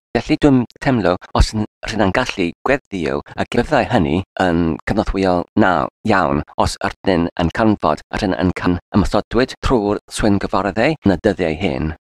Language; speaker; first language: Welsh; non-native, learner; English